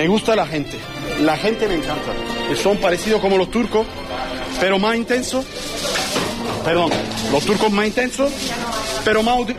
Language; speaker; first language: Spanish; non-native, learner; Turkish